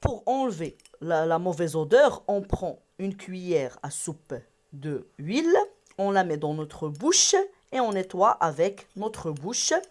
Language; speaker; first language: French; non-native, local second language; Arabic